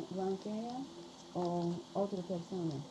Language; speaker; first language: Spanish; non-native, learner; English